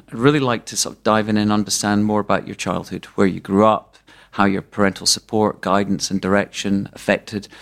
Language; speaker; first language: English; native; English